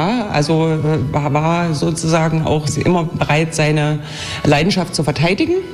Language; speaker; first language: German; native; German